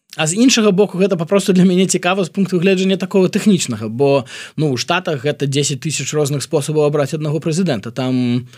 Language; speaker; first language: Belarusian; non-native, local second language; Russian